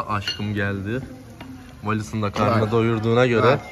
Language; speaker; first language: Turkish; native; Turkish